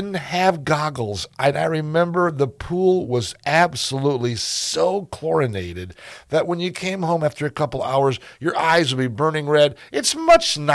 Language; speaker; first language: English; native; English